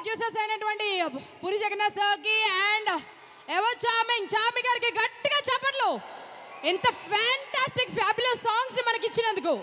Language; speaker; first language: Telugu; native; Telugu